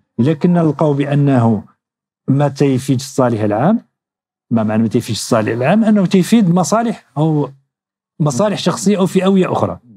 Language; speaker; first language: Arabic; native; Arabic